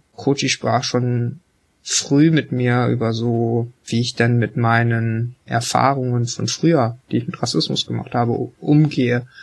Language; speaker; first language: German; early bilingual, other home language; Korean